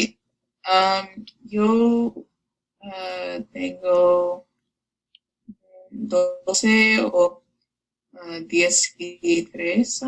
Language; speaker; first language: Spanish; non-native, learner; English